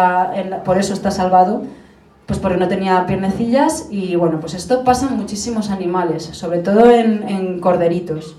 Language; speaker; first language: Spanish; native; Spanish